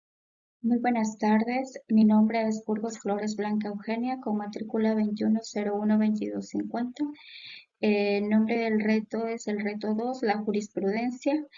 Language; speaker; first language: Spanish; native; Spanish